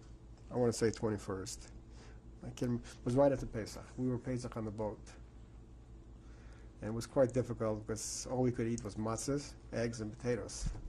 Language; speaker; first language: English; early bilingual, other home language; Yiddish